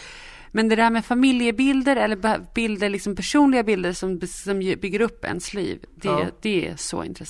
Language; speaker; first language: Swedish; native; Swedish